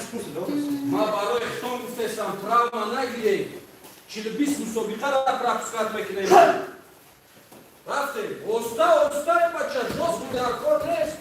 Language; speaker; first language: Russian; native; Russian